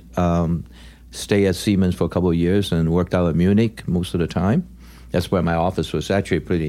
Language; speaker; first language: English; non-native, local second language; Cantonese